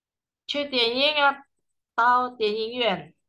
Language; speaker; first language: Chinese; non-native, fluent; Indonesian